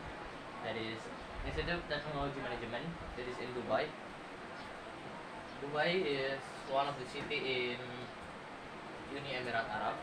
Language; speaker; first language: English; non-native, learner; Indonesian